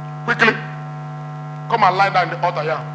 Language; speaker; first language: English; non-native, local second language; Igbo